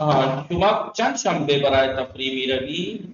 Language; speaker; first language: Persian; non-native, fluent; Urdu